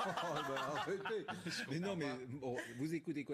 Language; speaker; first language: French; native; French